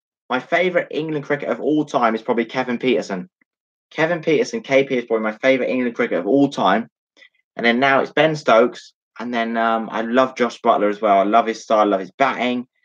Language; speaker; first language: English; native; English